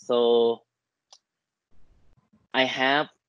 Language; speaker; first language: English; non-native, learner; Thai